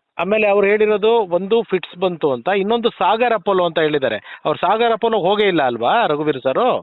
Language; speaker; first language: Kannada; native; Kannada